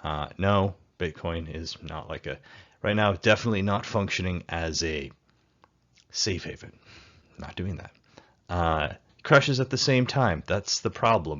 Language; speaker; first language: English; native; English